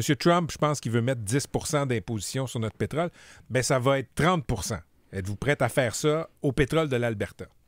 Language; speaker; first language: French; native; French